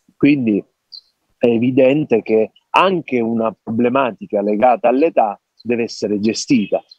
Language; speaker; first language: Italian; native; Italian